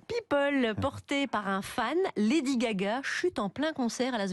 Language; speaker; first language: French; native; French